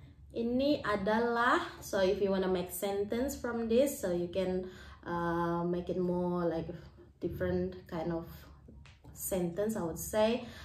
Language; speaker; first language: English; non-native, fluent; Indonesian